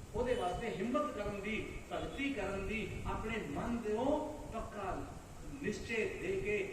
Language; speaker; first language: Hindi; non-native, local second language; Punjabi